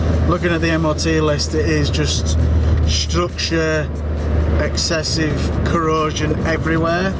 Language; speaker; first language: English; native; English